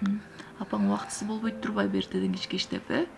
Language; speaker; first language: Kyrgyz; native; Kyrgyz